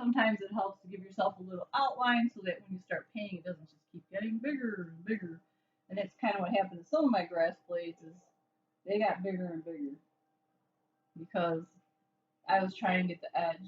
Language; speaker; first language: English; native; English